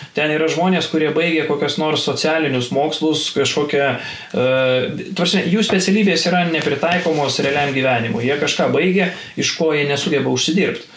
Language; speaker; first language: Lithuanian; native; Lithuanian